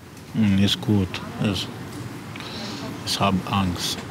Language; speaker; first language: German; non-native, learner; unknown